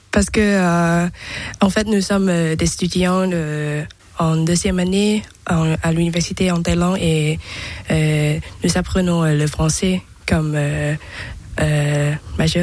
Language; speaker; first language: French; non-native, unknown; Thai